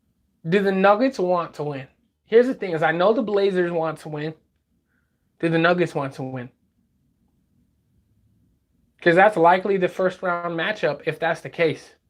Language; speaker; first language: English; native; English